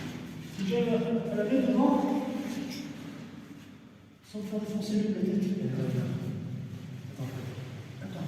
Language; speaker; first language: French; native; French